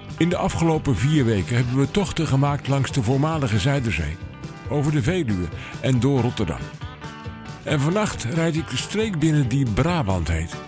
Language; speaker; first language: Dutch; native; Dutch